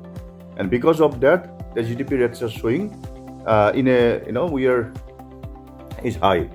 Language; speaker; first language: English; non-native, local second language; Assamese